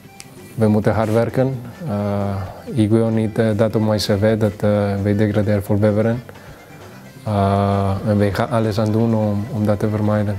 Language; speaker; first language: Dutch; early bilingual, other home language; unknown